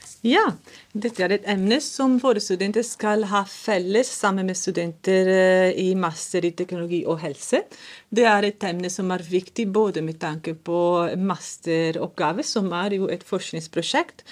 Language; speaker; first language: Norwegian; non-native, fluent; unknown